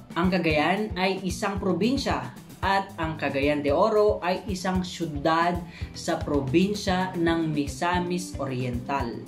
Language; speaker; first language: Filipino; non-native, local second language; Iloko